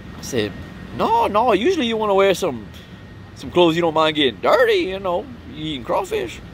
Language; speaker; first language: English; native; English